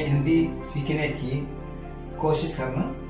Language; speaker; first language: Hindi; non-native, local second language; Malayalam